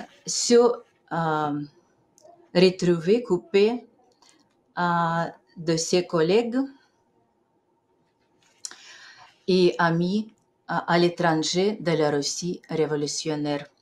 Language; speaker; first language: French; non-native, fluent; Russian